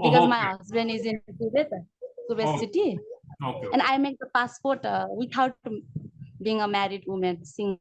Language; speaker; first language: English; non-native, learner; Nepali